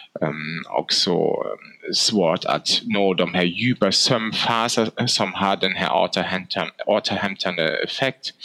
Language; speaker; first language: Swedish; non-native, fluent; German